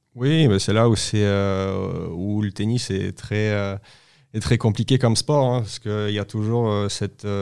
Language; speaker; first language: French; non-native, fluent; Uzbek